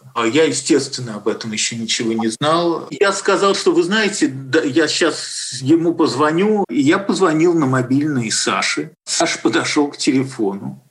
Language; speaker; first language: Russian; native; Russian